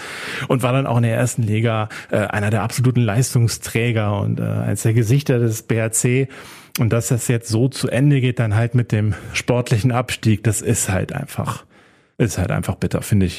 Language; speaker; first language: German; native; German